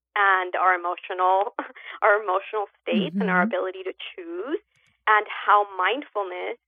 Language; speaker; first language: English; early bilingual, other home language; Spanish